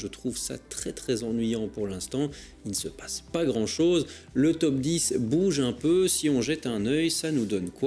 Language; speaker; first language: French; native; French